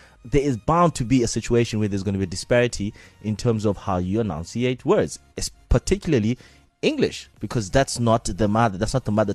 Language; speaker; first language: English; non-native, local second language; Xhosa